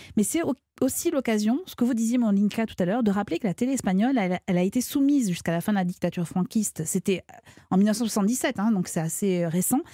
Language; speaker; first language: French; native; French